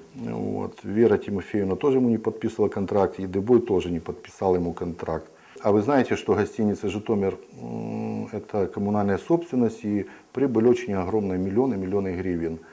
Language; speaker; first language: Russian; native; Russian